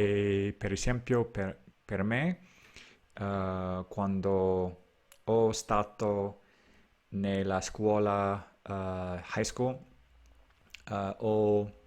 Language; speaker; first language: Italian; non-native, learner; English